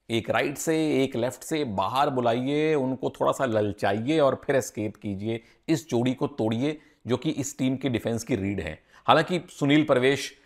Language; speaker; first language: Hindi; native; Hindi